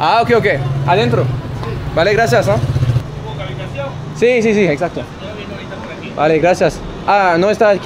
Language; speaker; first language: Spanish; non-native, fluent; French